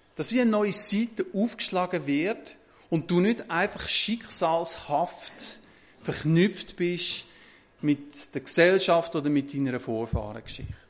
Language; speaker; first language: German; native; German